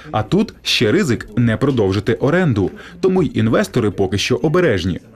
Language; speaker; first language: Ukrainian; native; Ukrainian